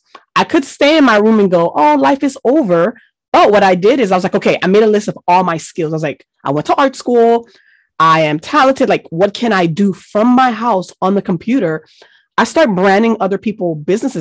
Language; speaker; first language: English; early bilingual, other home language; Haitian Creole